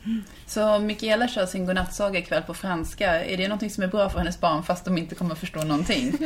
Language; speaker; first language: Swedish; native; Swedish